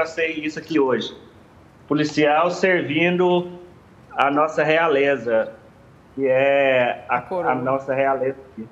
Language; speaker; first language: Portuguese; native; Portuguese